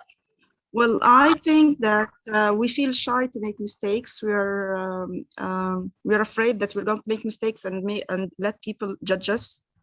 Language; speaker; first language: English; non-native, fluent; Arabic